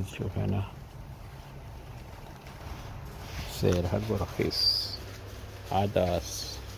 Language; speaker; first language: Arabic; non-native, learner; Urdu